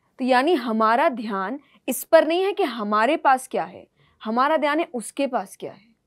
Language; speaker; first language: Hindi; native; Hindi